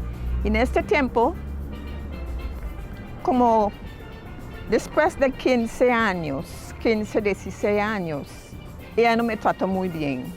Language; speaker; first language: Spanish; non-native, learner; English